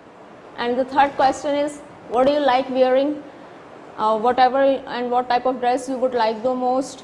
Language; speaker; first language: English; non-native, local second language; Urdu